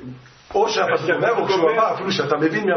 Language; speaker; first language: Hebrew; non-native, fluent; French